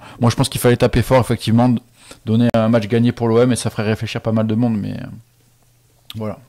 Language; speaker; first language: French; native; French